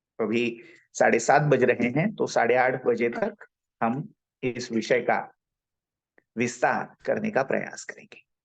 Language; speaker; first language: Hindi; non-native, local second language; Marathi